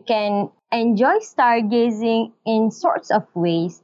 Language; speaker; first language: English; non-native, local second language; Malay